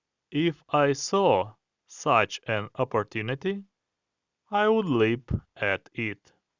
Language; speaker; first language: English; non-native, fluent; Ukrainian